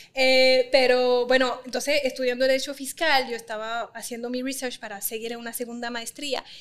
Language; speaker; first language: Spanish; non-native, fluent; French